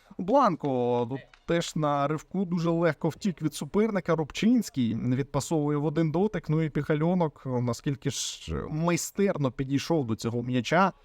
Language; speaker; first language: Ukrainian; native; Ukrainian